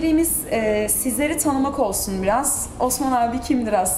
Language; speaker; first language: Turkish; native; Turkish